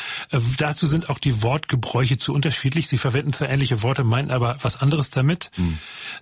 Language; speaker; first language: German; native; German